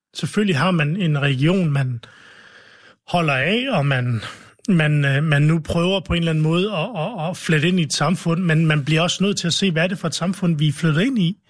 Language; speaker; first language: Danish; early bilingual, other home language; Arabic